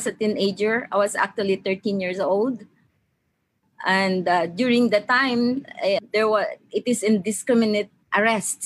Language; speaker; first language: English; non-native, local second language; Maranao